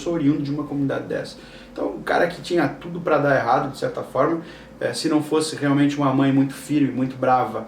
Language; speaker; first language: Portuguese; native; Portuguese